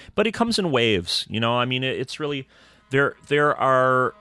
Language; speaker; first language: English; native; English